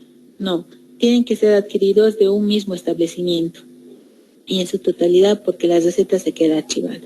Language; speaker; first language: Spanish; native; Spanish